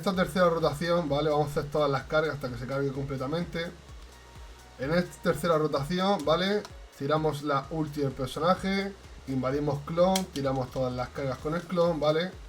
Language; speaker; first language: Spanish; native; Spanish